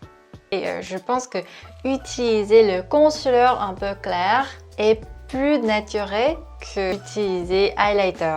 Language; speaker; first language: French; non-native, fluent; Korean